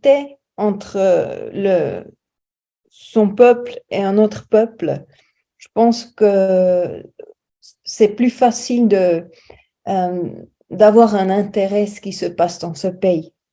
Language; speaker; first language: French; non-native, fluent; German